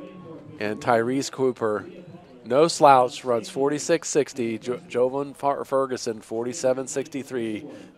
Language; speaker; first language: English; native; English